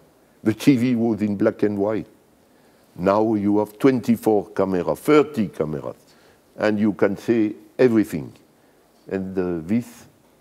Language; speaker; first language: English; non-native, learner; French